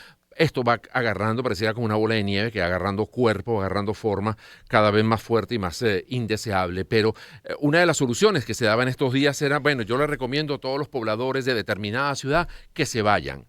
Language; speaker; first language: Spanish; native; Spanish